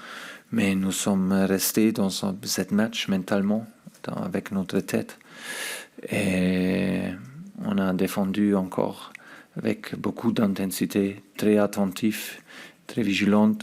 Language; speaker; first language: French; non-native, fluent; German